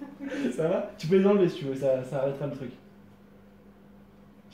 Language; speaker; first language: French; native; French